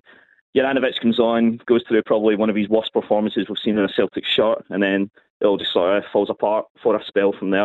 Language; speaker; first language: English; native; English